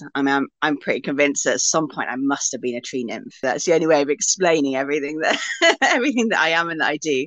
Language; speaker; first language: English; native; English